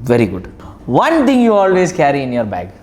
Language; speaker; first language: Malayalam; native; Malayalam